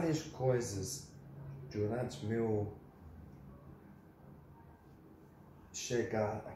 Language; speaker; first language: Portuguese; non-native, learner; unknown